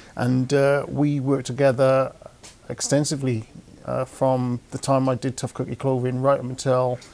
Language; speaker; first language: English; native; English